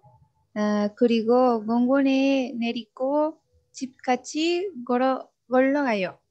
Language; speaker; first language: Korean; non-native, learner; Spanish